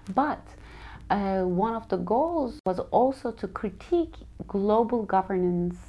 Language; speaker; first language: English; non-native, fluent; Turkish